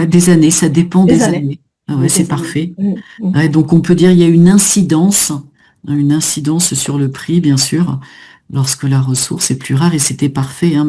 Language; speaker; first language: French; native; French